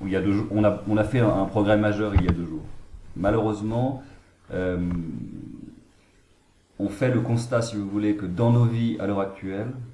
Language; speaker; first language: French; native; French